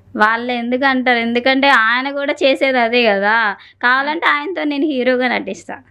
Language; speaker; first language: Telugu; native; Telugu